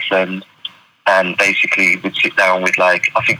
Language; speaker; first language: English; native; English